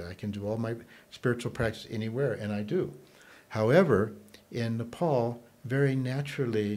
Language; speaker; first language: English; native; English